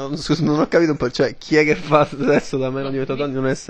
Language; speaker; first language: Italian; native; Italian